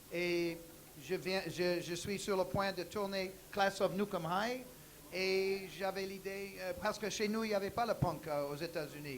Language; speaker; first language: French; non-native, learner; English